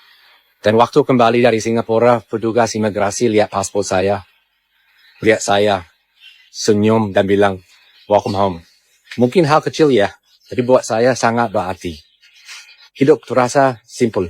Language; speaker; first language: Indonesian; non-native, fluent; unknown